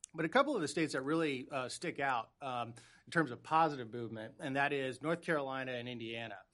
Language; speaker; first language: English; native; English